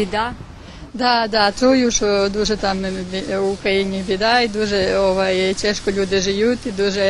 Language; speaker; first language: Ukrainian; early bilingual, heritage; Ukrainian